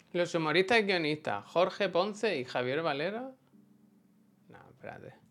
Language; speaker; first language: Spanish; non-native, local second language; Catalan